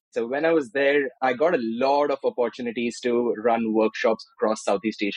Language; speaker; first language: English; non-native, local second language; Telugu